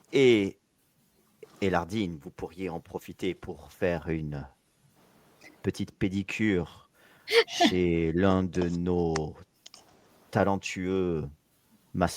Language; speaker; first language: French; native; French